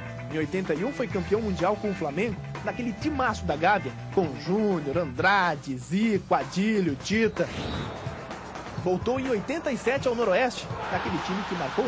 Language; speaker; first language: Portuguese; native; Portuguese